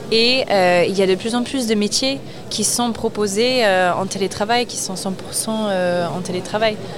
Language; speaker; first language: French; non-native, fluent; English